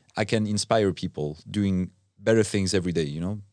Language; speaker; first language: English; non-native, fluent; French